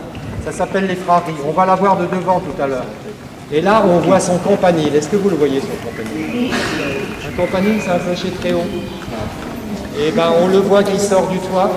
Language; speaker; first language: French; native; French